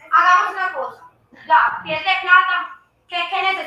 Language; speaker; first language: Spanish; native; Spanish